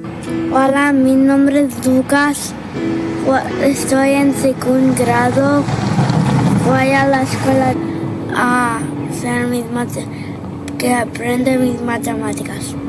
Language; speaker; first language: Spanish; non-native, learner; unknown